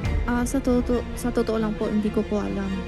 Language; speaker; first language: Filipino; non-native, learner; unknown